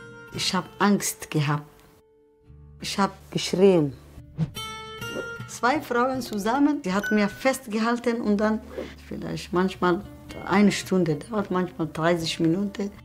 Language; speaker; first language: German; non-native, learner; Somali